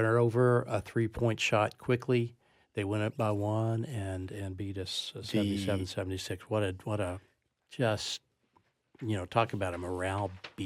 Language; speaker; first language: English; native; English